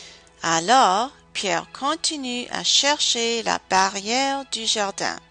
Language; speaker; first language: French; non-native, fluent; English